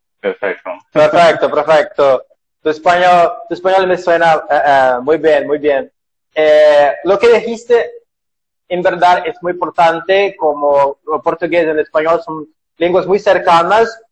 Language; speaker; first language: Spanish; non-native, learner; Portuguese